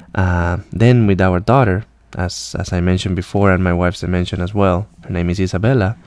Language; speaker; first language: English; non-native, fluent; Spanish